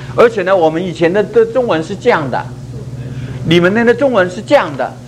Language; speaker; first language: Chinese; non-native, local second language; Cantonese